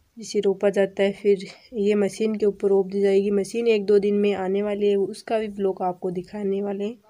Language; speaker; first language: Hindi; native; Hindi